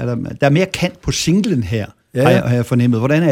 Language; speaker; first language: Danish; native; Danish